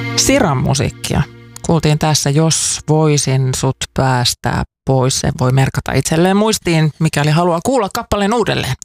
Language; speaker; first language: Finnish; native; Finnish